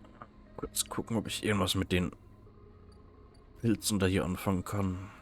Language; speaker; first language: German; native; German